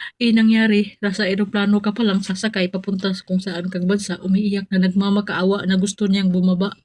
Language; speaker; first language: Filipino; non-native, local second language; Cebuano